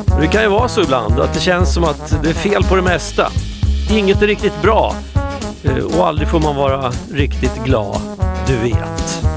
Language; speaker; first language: Swedish; native; Swedish